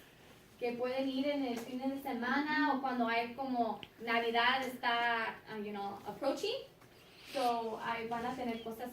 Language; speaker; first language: Spanish; early bilingual, heritage; Spanish